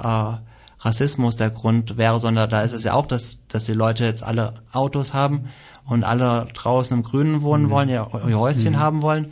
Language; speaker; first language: German; native; German